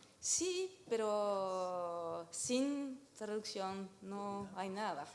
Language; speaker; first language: Spanish; non-native, learner; French